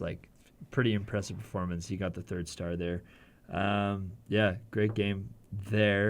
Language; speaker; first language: English; native; English